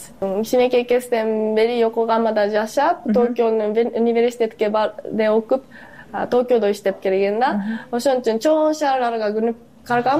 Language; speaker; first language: Kyrgyz; non-native, fluent; Japanese